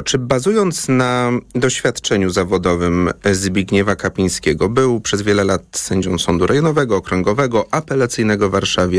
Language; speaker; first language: Polish; native; Polish